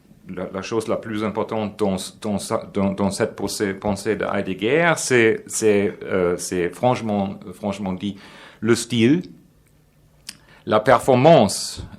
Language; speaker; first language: French; non-native, fluent; German